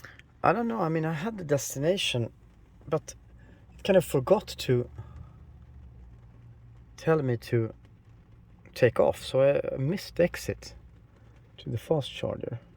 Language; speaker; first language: English; non-native, fluent; Swedish